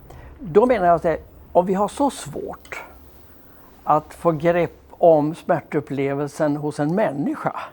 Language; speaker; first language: Swedish; native; Swedish